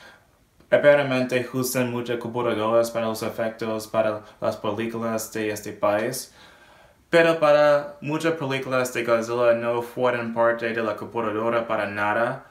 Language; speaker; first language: Spanish; non-native, learner; English